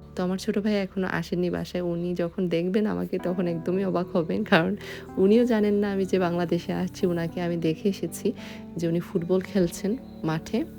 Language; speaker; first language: Bangla; native; Bangla